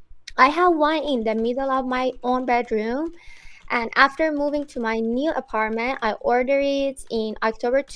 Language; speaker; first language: English; non-native, fluent; Persian